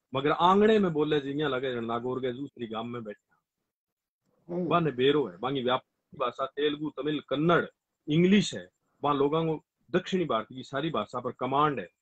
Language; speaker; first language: Hindi; non-native, local second language; Rajasthani